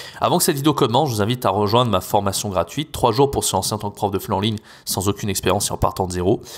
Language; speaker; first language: French; native; French